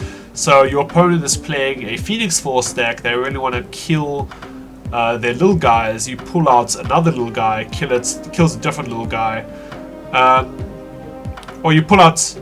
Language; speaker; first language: English; native; English